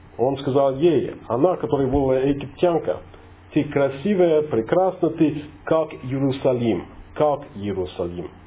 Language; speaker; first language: Russian; non-native, fluent; English